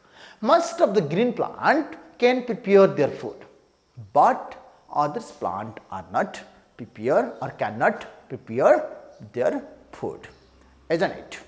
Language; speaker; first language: English; non-native, local second language; Nepali